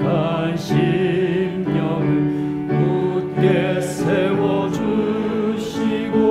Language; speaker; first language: Korean; native; Korean